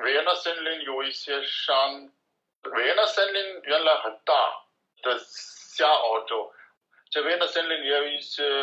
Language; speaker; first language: Chinese; non-native, learner; German